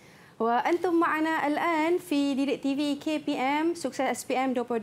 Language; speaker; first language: Arabic; non-native, fluent; Malay